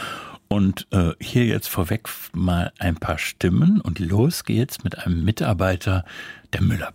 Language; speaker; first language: German; native; German